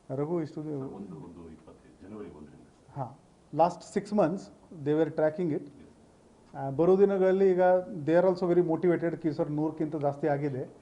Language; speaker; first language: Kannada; non-native, fluent; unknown